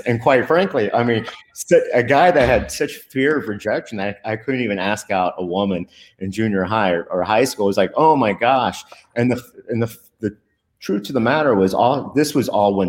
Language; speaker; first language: English; early bilingual, other home language; Spanish